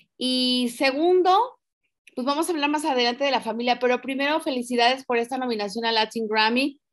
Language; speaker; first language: Spanish; native; Spanish